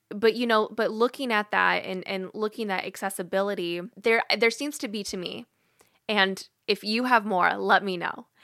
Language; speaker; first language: English; native; English